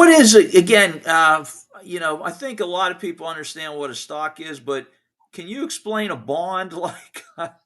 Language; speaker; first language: English; native; English